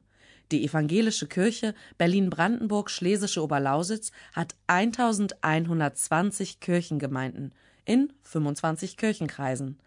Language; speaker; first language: German; native; German